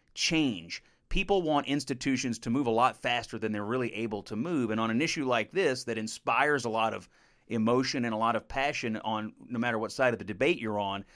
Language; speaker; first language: English; native; English